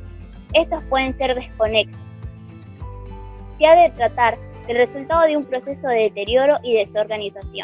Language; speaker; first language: Spanish; native; Spanish